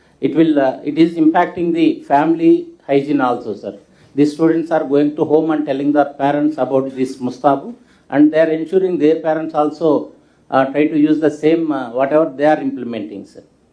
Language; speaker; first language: English; non-native, local second language; Telugu